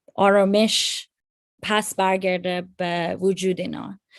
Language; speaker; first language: Persian; early bilingual, other home language; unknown